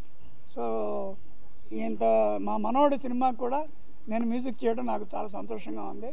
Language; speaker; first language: Telugu; native; Telugu